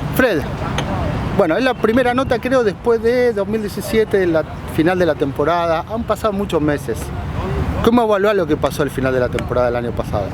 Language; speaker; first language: Spanish; native; Spanish